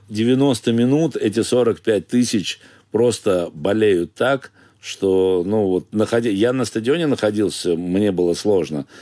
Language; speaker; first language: Russian; native; Russian